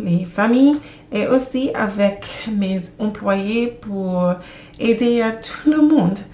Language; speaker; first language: French; non-native, learner; English